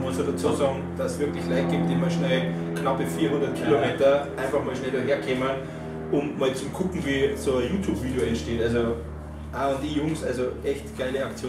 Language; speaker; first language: German; native; German